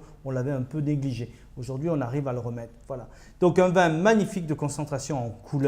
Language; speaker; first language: French; native; French